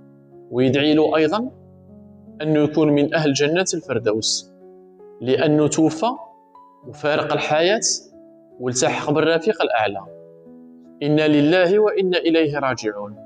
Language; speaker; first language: Arabic; native; Arabic